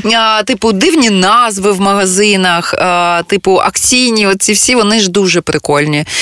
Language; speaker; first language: Ukrainian; non-native, local second language; Russian